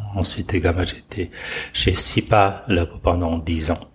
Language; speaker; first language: French; non-native, fluent; Portuguese